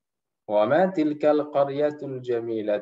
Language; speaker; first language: Arabic; non-native, fluent; Indonesian